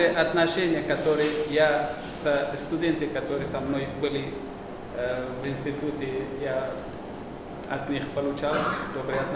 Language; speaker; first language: Russian; non-native, fluent; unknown